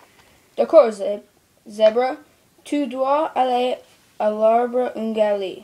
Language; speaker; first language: French; non-native, learner; English